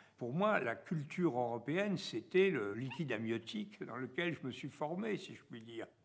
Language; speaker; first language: French; native; French